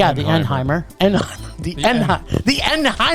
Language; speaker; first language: English; native; English